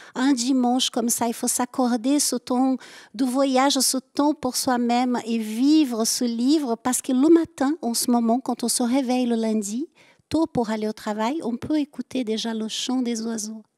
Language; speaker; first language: French; native; French